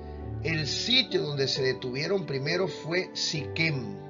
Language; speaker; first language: Spanish; native; Spanish